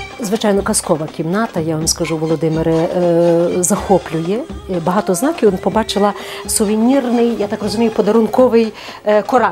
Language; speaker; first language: Ukrainian; native; Ukrainian